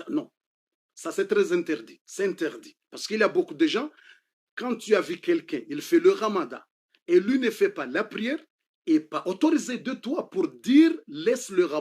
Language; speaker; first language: French; non-native, learner; Comorian